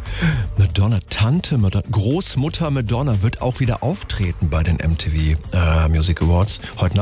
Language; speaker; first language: German; native; German